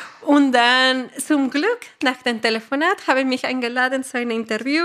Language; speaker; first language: German; non-native, fluent; Spanish